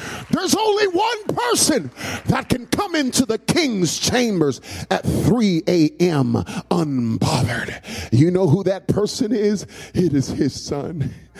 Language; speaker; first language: English; native; English